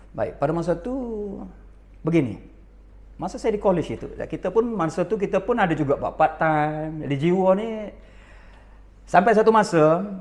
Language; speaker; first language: Malay; native; Malay